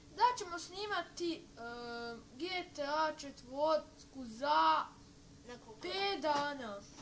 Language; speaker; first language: Bosnian; native; Bosnian